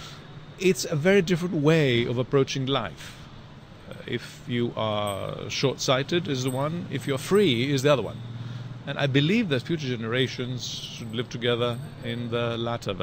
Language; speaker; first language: English; non-native, fluent; Greek